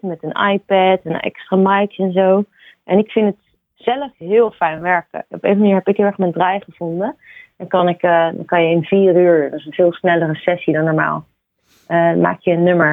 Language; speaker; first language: Dutch; native; Dutch